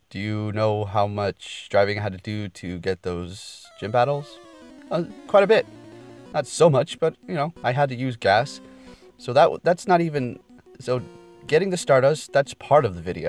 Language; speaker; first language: English; native; English